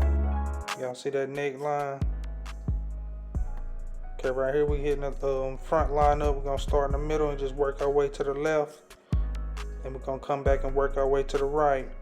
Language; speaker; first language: English; native; English